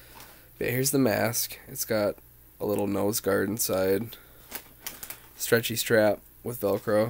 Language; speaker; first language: English; native; English